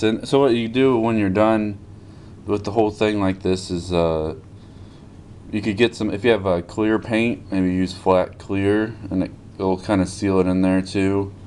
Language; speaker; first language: English; native; English